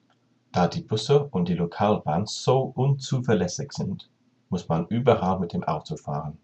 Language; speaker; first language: German; non-native, learner; English